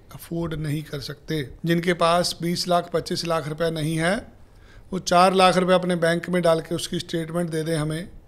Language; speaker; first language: Hindi; native; Hindi